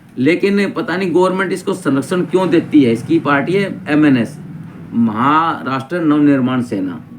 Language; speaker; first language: Hindi; native; Hindi